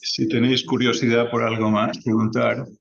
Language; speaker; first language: Spanish; native; Spanish